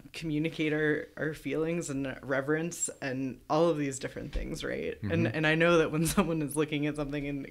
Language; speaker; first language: English; native; English